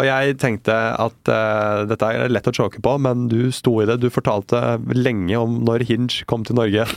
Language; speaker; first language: Norwegian; native; Norwegian